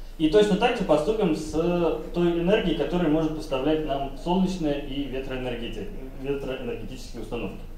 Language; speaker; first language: Russian; native; Russian